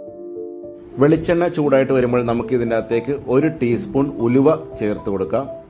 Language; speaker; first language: Malayalam; native; Malayalam